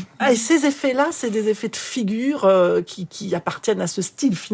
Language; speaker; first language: French; native; French